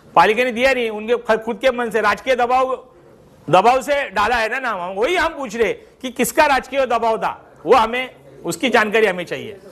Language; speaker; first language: Hindi; non-native, local second language; Marathi